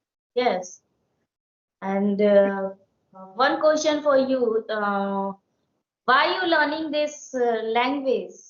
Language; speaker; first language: English; non-native, learner; Hindi